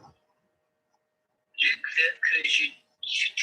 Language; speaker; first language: French; non-native, learner; Turkish